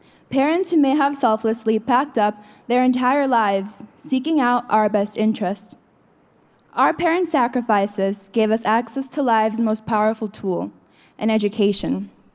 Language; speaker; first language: English; early bilingual, other home language; Spanish